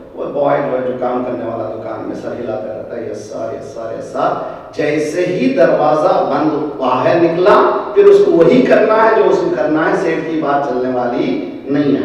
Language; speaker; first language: Urdu; native; Urdu